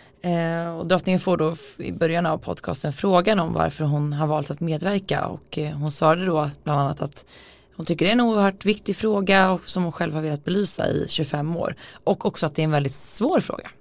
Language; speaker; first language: Swedish; native; Swedish